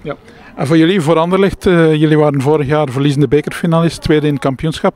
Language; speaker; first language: Dutch; native; Dutch